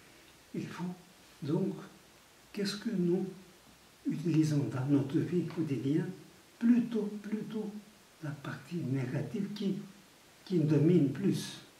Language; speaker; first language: French; non-native, fluent; Tibetan